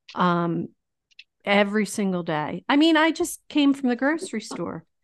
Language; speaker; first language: English; native; English